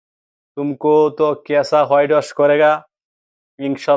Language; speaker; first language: Hindi; non-native, learner; Bangla